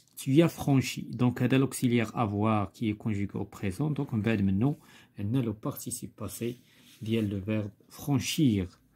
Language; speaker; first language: French; non-native, local second language; Arabic